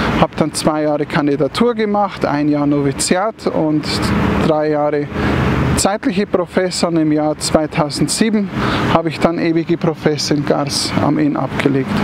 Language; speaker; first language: German; native; German